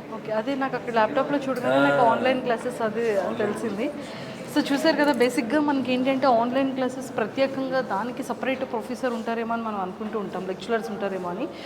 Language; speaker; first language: Telugu; native; Telugu